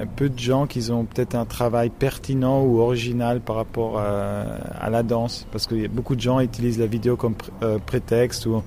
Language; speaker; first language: French; non-native, local second language; German